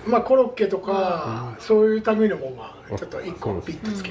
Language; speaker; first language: Japanese; native; Japanese